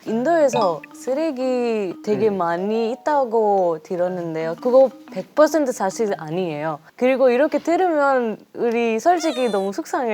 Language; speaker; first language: Korean; non-native, learner; Odia